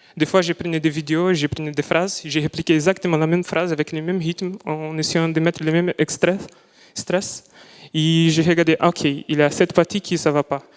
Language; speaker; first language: French; non-native, fluent; Portuguese